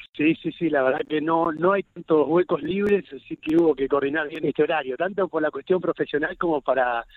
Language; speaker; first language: Spanish; native; Spanish